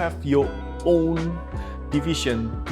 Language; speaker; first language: English; non-native, fluent; Indonesian